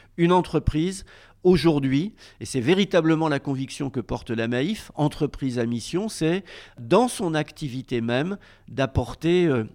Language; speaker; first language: French; native; French